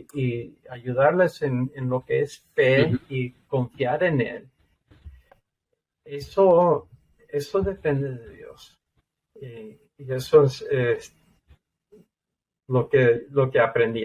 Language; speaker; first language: Spanish; non-native, fluent; English